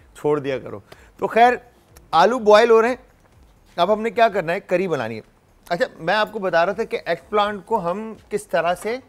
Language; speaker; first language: Urdu; native; Urdu